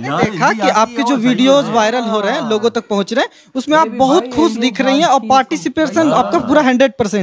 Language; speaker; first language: Hindi; native; Hindi